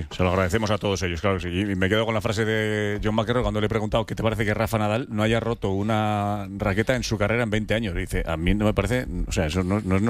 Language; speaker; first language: Spanish; native; Spanish